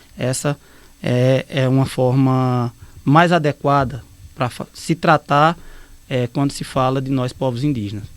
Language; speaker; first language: Portuguese; native; Portuguese